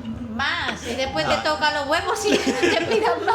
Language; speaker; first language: Spanish; non-native, fluent; Filipino